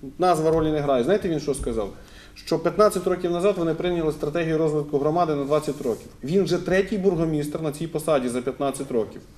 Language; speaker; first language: Ukrainian; native; Ukrainian